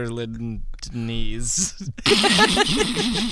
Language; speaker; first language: English; native; English